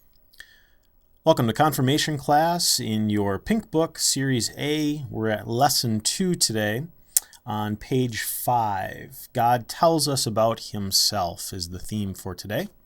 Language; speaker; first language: English; native; English